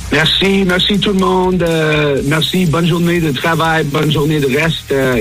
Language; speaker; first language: French; non-native, fluent; English